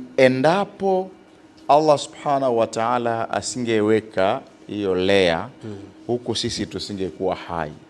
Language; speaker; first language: Swahili; native; Swahili